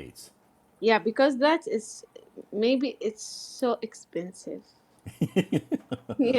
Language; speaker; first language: English; non-native, learner; Arabic